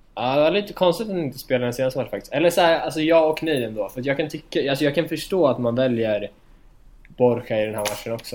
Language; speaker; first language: Swedish; native; Swedish